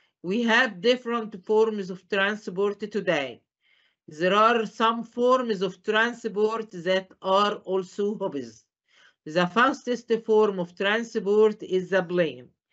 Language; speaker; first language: English; non-native, fluent; Arabic